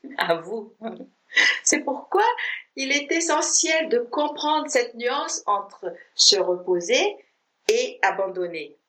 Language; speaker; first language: French; non-native, fluent; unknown